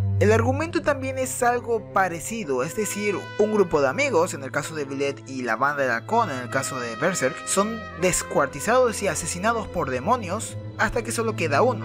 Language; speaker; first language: Spanish; native; Spanish